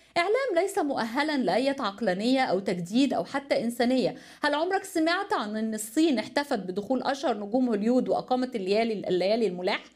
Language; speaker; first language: Arabic; native; Arabic